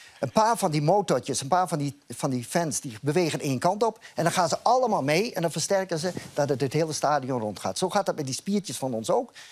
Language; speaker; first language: Dutch; native; Dutch